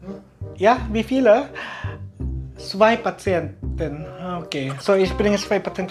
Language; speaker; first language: German; non-native, learner; Filipino